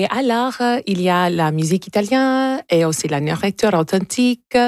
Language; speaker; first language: French; non-native, local second language; English